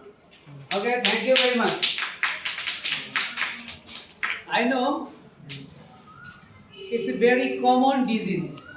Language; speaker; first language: English; non-native, learner; Bangla